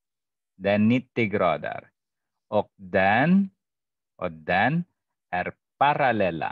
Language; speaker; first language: Swedish; non-native, fluent; Arabic